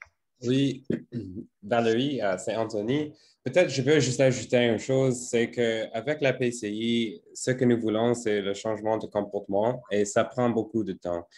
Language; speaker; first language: French; non-native, fluent; English